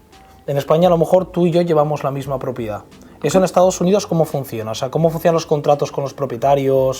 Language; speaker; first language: Spanish; native; Spanish